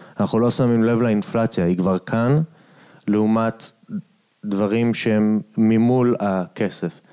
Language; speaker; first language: Hebrew; native; Hebrew